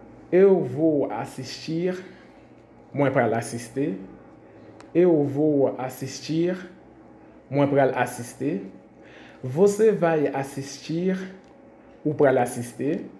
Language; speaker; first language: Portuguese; non-native, fluent; Haitian Creole